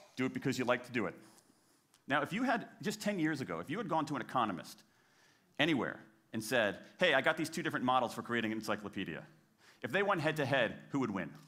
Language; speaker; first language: English; native; English